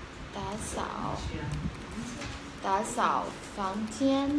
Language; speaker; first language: Chinese; non-native, fluent; Vietnamese